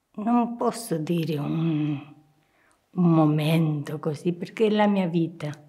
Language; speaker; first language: Italian; non-native, fluent; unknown